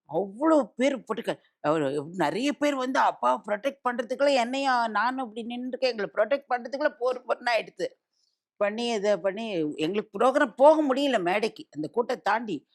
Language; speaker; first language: Tamil; native; Tamil